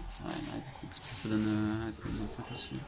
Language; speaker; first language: French; native; French